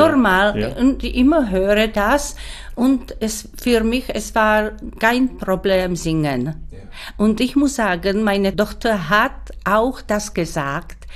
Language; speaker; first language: German; non-native, learner; Czech